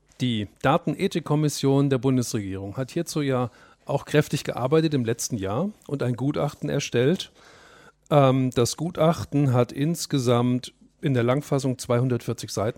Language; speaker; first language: German; native; German